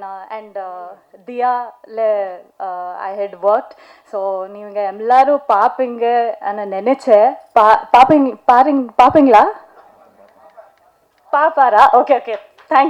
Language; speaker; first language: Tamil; non-native, learner; Kannada